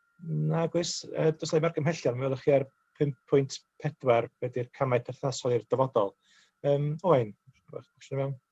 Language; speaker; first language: Welsh; native; Welsh